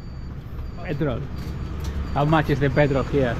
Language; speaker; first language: English; non-native, learner; Spanish